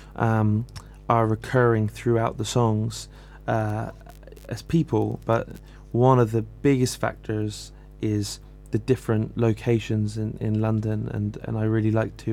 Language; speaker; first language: English; native; English